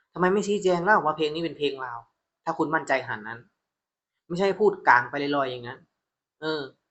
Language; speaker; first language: Thai; native; Thai